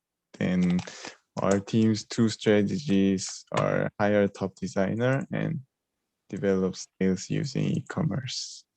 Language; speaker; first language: English; non-native, learner; Korean